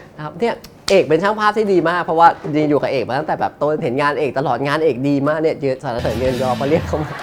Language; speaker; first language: Thai; native; Thai